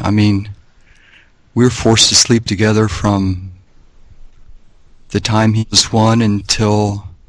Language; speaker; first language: English; native; English